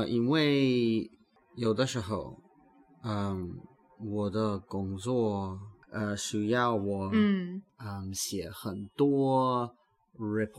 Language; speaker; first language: Chinese; non-native, learner; English